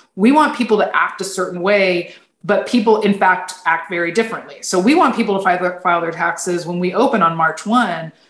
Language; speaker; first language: English; native; English